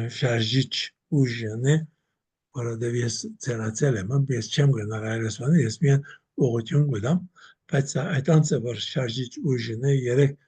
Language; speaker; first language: Armenian; early bilingual, heritage; Armenian